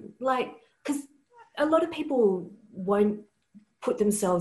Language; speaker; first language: English; native; English